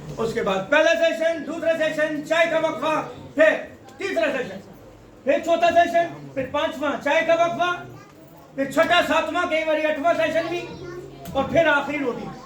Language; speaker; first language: Urdu; non-native, local second language; Punjabi